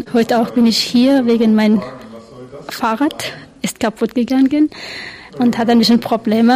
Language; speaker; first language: German; non-native, learner; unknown